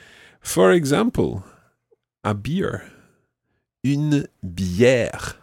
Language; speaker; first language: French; non-native, fluent; English